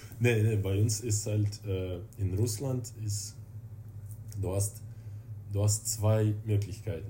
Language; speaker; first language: German; non-native, fluent; Russian